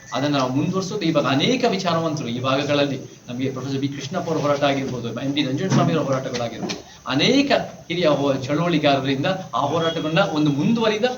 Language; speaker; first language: Kannada; early bilingual, heritage; Kannada